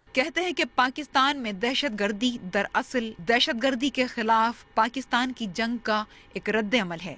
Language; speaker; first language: Urdu; native; Urdu